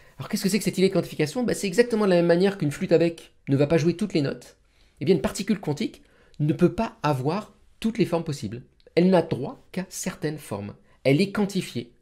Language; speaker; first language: French; native; French